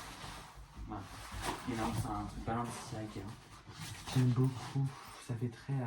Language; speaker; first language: French; native; French